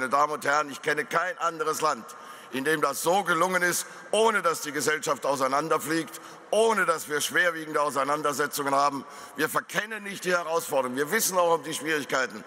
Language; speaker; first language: German; native; German